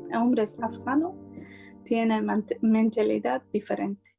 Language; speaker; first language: Spanish; non-native, learner; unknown